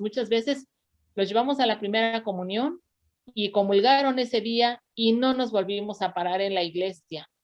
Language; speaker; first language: Spanish; native; Spanish